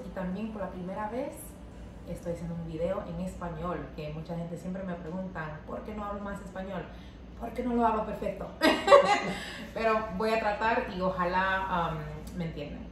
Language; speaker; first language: Spanish; non-native, local second language; English